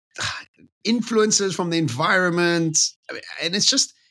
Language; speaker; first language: English; native; English